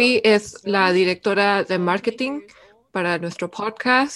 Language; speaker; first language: Spanish; early bilingual, heritage; Spanish